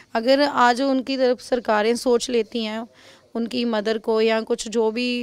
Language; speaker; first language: Hindi; non-native, local second language; Punjabi